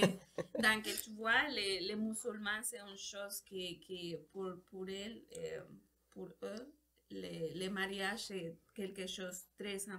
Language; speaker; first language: French; non-native, learner; Spanish